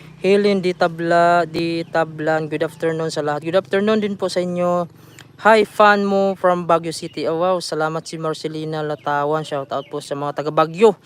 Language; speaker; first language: Filipino; non-native, local second language; Cebuano